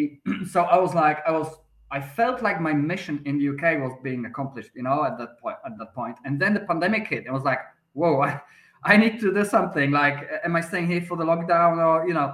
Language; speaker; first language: English; non-native, fluent; Polish